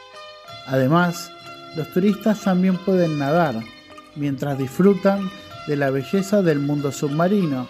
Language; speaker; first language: Spanish; non-native, fluent; Indonesian